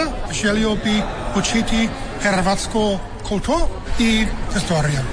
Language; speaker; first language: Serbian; non-native, learner; English